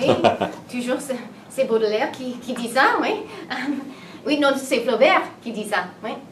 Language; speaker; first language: French; non-native, learner; English